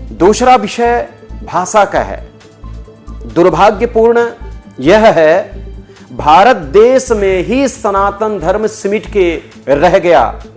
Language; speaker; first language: Hindi; native; Hindi